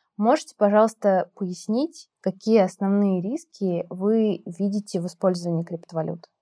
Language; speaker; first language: Russian; native; Russian